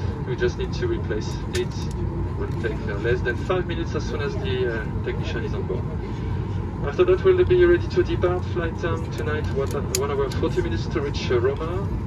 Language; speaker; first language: English; non-native, fluent; French